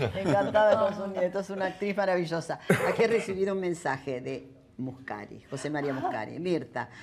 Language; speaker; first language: Spanish; native; Spanish